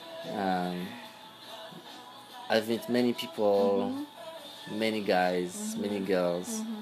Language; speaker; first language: English; non-native, fluent; French